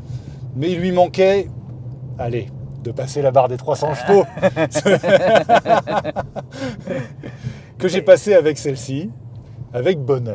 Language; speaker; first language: French; native; French